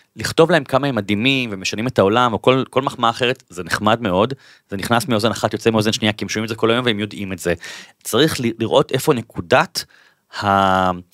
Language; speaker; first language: Hebrew; native; Hebrew